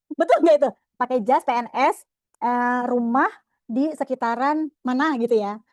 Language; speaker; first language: Indonesian; native; Indonesian